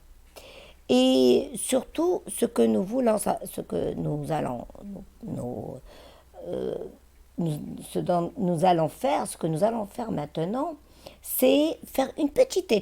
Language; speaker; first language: French; non-native, local second language; Arabic